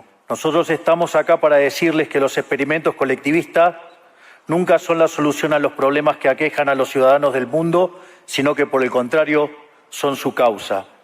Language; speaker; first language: Spanish; native; Spanish